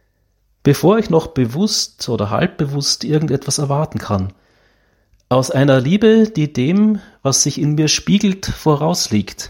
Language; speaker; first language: German; native; German